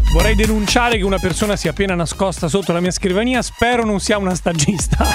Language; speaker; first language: Italian; native; Italian